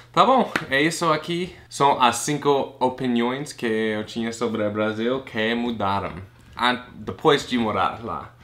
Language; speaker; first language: Portuguese; non-native, fluent; English